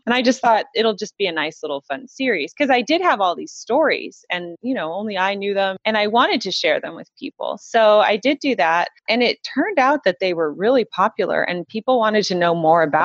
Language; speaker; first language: English; native; English